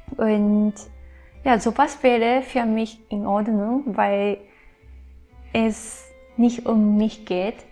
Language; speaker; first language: German; non-native, fluent; Japanese